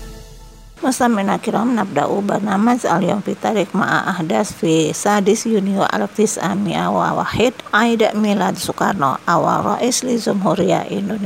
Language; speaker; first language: Arabic; non-native, fluent; Indonesian